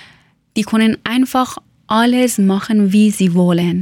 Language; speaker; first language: German; non-native, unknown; Persian